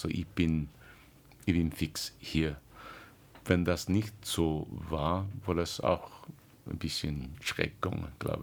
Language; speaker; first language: German; non-native, learner; English